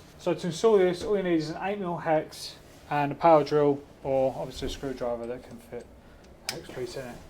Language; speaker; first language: English; native; English